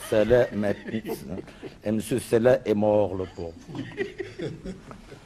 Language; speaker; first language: French; non-native, local second language; Arabic